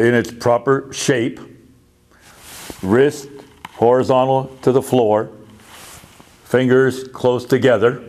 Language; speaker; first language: English; native; English